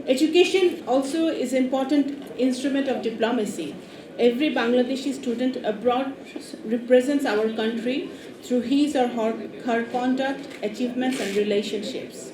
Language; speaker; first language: English; non-native, local second language; Bangla